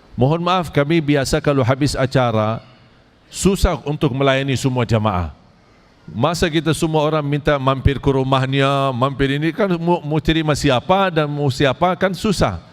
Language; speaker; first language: Malay; non-native, fluent; Arabic